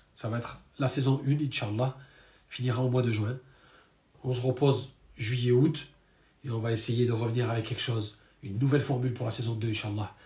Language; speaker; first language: French; native; French